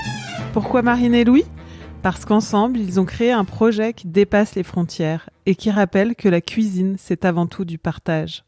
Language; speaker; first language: French; native; French